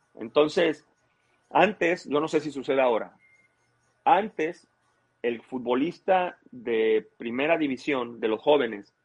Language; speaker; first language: Spanish; native; Spanish